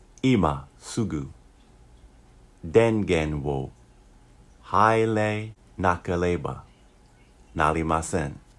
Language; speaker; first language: Japanese; non-native, learner; English